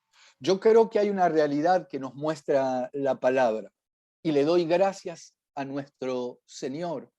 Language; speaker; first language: Spanish; native; Spanish